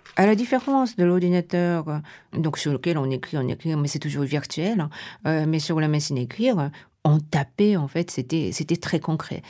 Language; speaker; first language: French; non-native, fluent; Japanese